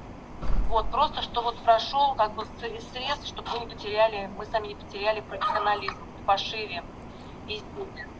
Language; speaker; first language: Russian; native; Russian